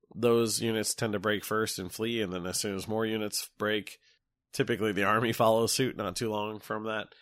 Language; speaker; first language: English; native; English